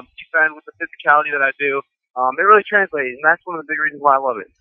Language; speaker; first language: English; native; English